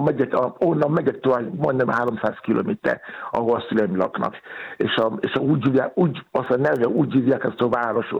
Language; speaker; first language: Hungarian; non-native, fluent; Yoruba